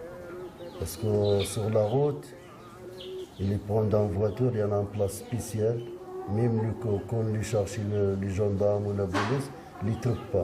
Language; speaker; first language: French; non-native, learner; Arabic